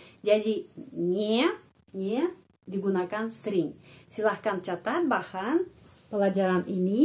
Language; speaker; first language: Indonesian; non-native, fluent; Russian